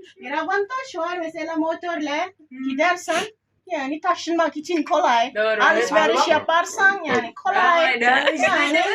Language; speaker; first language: Turkish; non-native, learner; Indonesian